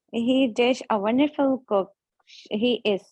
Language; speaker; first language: English; non-native, learner; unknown